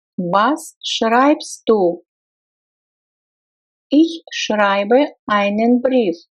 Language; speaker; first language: German; non-native, fluent; Russian